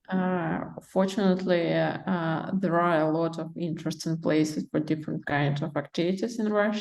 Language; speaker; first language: English; non-native, learner; Russian